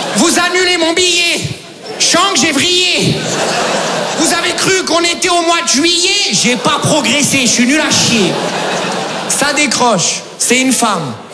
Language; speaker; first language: French; native; French